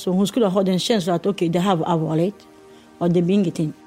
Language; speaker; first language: Swedish; non-native, learner; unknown